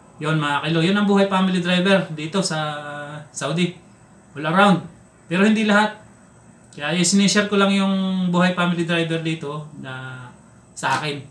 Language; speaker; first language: Filipino; non-native, local second language; Cebuano